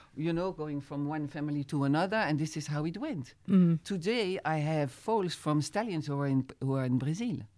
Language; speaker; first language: English; non-native, fluent; Dutch